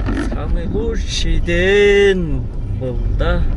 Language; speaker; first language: Russian; non-native, learner; Kyrgyz